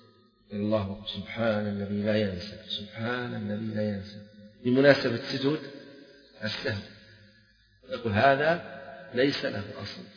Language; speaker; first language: Arabic; native; Arabic